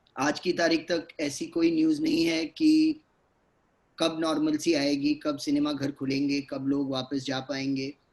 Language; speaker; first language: Hindi; native; Hindi